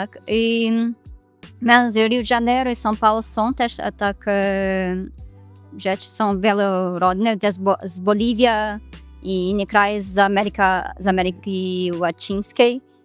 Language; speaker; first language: Polish; non-native, learner; Portuguese